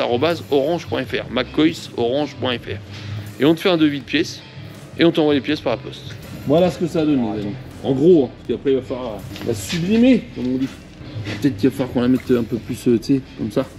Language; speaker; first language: French; native; French